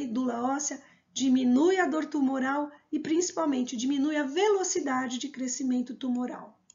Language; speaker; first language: Portuguese; native; Portuguese